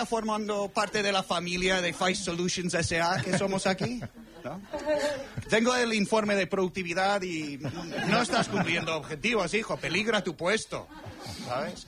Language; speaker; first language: Spanish; non-native, fluent; English